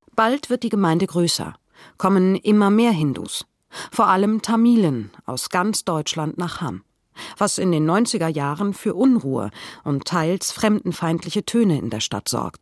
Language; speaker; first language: German; native; German